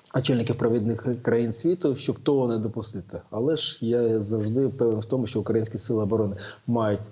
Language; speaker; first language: Ukrainian; native; Ukrainian